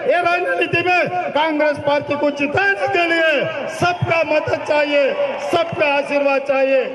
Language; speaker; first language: Hindi; non-native, local second language; Telugu